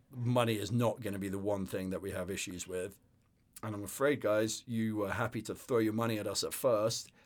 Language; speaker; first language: English; native; English